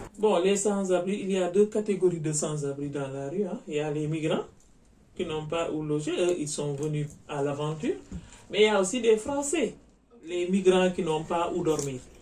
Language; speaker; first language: French; non-native, local second language; Wolof